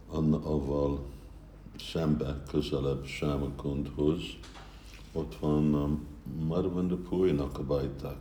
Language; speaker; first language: Hungarian; early bilingual, heritage; Hungarian